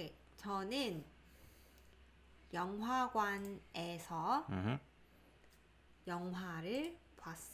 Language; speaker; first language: Korean; non-native, learner; English